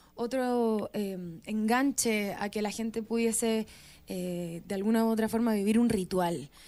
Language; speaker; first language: Spanish; native; Spanish